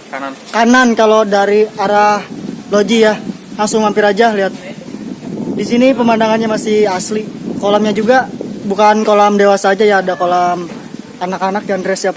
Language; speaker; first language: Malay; non-native, local second language; Sundanese